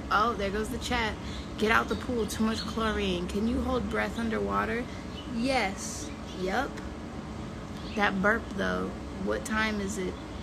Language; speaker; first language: English; native; English